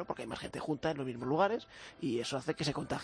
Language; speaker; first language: Spanish; native; Spanish